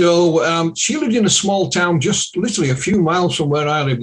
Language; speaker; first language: English; native; English